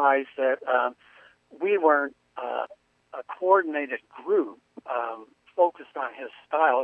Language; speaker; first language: English; native; English